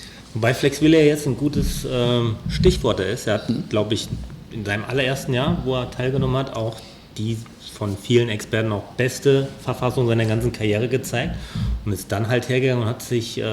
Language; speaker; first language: German; native; German